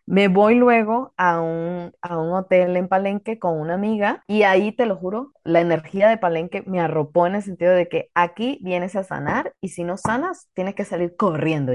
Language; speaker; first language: Spanish; native; Spanish